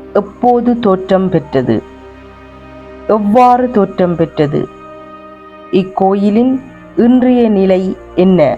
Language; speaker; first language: Tamil; native; Tamil